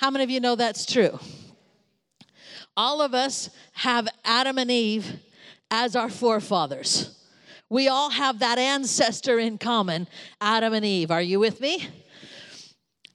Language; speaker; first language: English; native; English